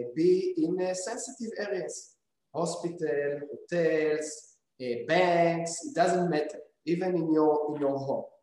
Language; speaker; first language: English; non-native, fluent; Hebrew